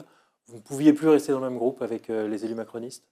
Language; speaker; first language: French; native; French